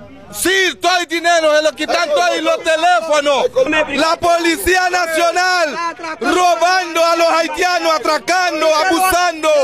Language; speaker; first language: Spanish; non-native, learner; Haitian Creole